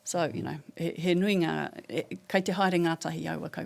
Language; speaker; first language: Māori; non-native, local second language; English